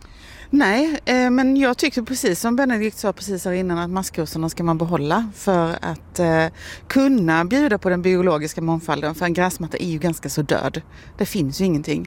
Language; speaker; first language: Swedish; native; Swedish